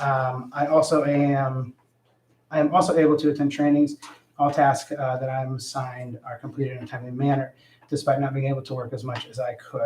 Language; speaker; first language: English; native; English